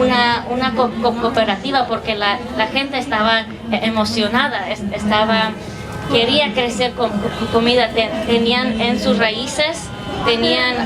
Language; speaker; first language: Spanish; early bilingual, heritage; English